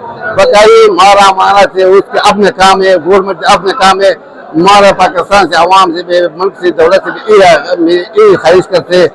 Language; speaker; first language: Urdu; non-native, learner; Pashto